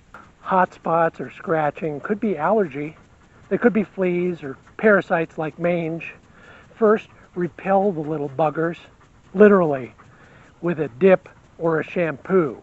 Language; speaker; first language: English; native; English